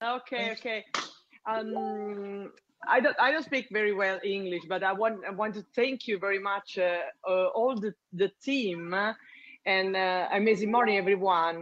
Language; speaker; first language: English; non-native, learner; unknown